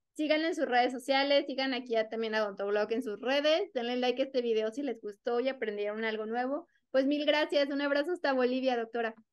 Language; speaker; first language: Spanish; native; Spanish